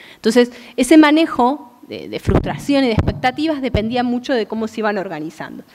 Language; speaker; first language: Spanish; native; Spanish